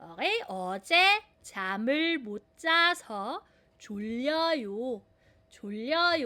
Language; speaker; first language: Korean; non-native, fluent; Filipino